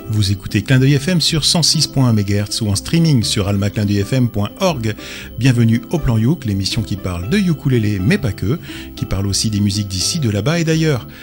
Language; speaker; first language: French; native; French